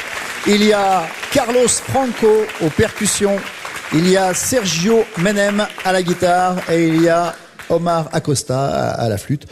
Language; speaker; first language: French; native; French